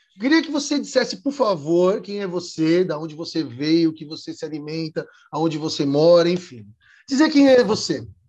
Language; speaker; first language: Portuguese; native; Portuguese